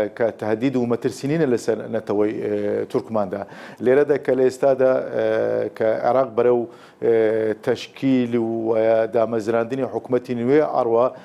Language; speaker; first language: Central Kurdish; non-native, local second language; Turkish